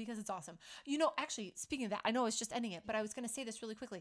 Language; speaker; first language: English; native; English